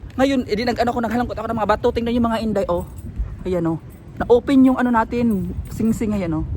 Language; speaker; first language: Filipino; non-native, local second language; Cebuano